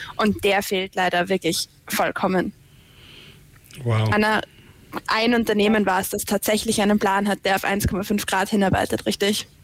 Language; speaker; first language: German; native; German